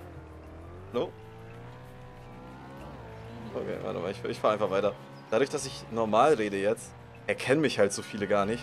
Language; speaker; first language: German; native; German